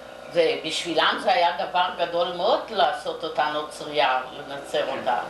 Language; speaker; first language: Hebrew; non-native, fluent; Yiddish